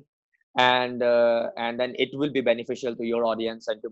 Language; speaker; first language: English; non-native, local second language; Assamese